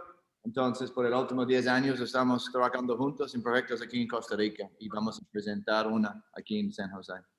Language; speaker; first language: Spanish; non-native, learner; English